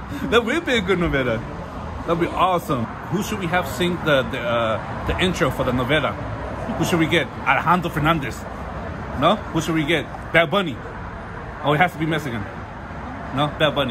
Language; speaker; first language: English; early bilingual, other home language; Spanish